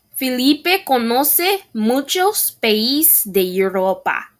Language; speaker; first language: Spanish; non-native, learner; Haitian Creole